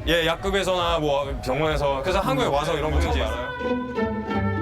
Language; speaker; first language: Korean; non-native, fluent; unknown